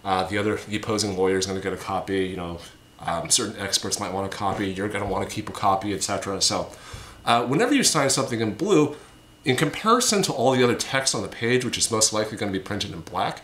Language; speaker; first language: English; native; English